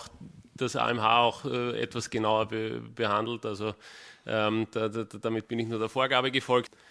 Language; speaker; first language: German; native; German